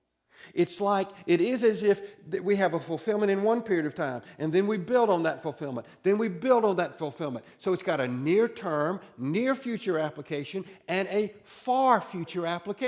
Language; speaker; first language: English; native; English